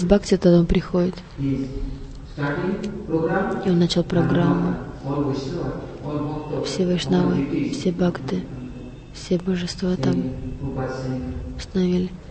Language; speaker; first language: Russian; non-native, learner; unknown